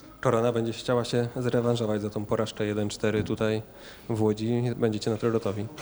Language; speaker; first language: Polish; native; Polish